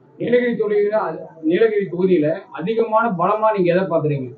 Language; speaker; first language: Tamil; native; Tamil